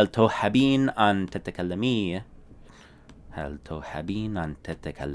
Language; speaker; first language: Arabic; non-native, fluent; English